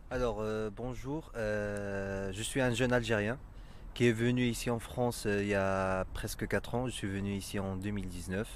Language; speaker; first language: French; non-native, local second language; Arabic